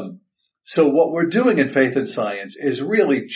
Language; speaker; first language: English; native; English